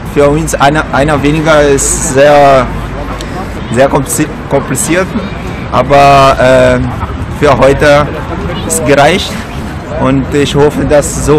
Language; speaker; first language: German; non-native, learner; Portuguese